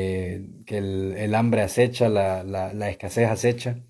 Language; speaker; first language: Spanish; native; Spanish